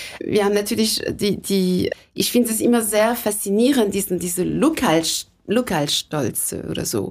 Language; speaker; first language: German; non-native, fluent; French